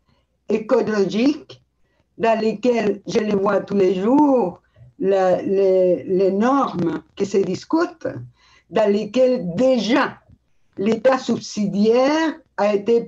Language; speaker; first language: French; non-native, fluent; Spanish